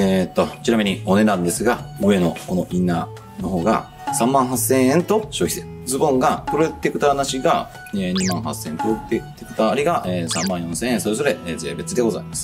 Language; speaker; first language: Japanese; native; Japanese